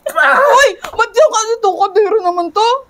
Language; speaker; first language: Filipino; native; Filipino